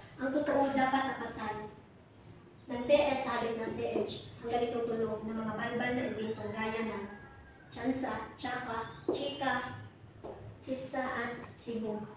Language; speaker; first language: Filipino; non-native, local second language; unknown